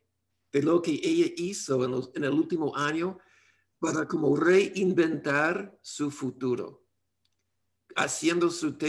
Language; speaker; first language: Spanish; non-native, learner; English